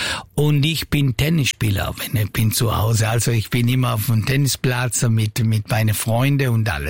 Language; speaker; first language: German; non-native, learner; Italian